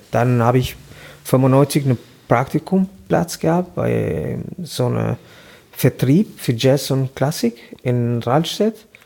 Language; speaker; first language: German; non-native, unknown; Albanian